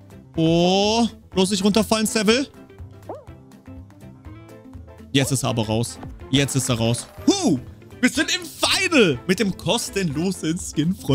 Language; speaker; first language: German; native; German